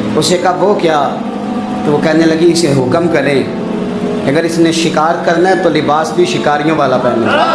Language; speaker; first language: Urdu; non-native, local second language; Punjabi